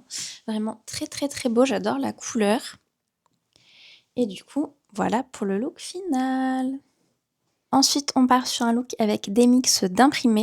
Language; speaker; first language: French; native; French